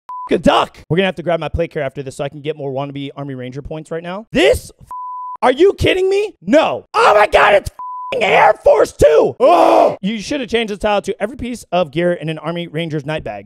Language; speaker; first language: English; native; English